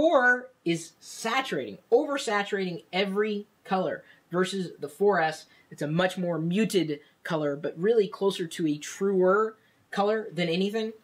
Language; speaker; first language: English; native; English